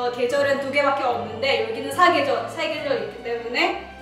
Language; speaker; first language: Korean; non-native, fluent; Indonesian